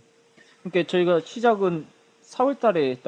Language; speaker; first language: Korean; native; Korean